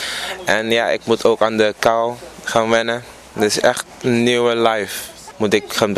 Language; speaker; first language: Dutch; non-native, local second language; Papiamento